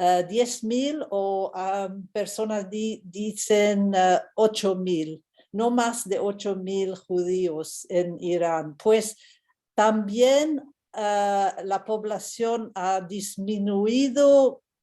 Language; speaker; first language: Spanish; non-native, fluent; English